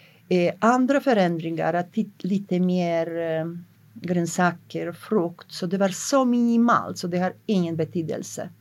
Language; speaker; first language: Swedish; non-native, fluent; Polish